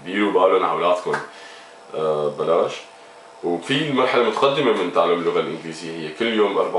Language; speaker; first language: Arabic; native; Arabic